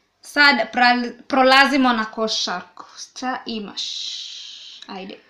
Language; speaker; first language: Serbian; non-native, learner; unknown